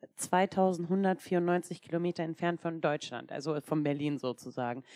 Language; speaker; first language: German; non-native, fluent; Turkish